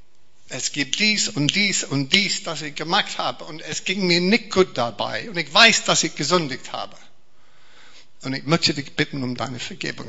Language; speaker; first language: German; non-native, fluent; English